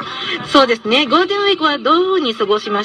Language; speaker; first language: Japanese; non-native, fluent; Filipino